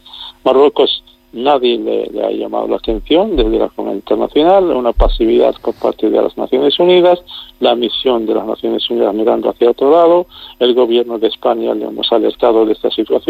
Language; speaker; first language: Spanish; non-native, local second language; Arabic